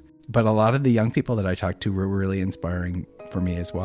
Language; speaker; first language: English; native; English